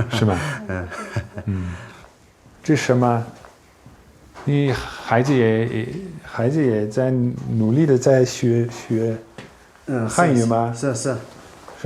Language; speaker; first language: Chinese; non-native, fluent; Dutch